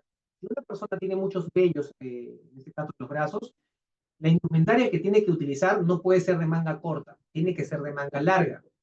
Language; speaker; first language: Spanish; native; Spanish